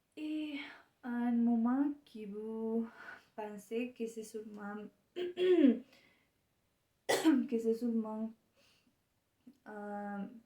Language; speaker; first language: French; non-native, learner; Spanish